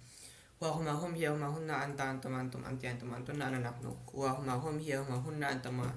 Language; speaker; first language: Arabic; non-native, learner; Filipino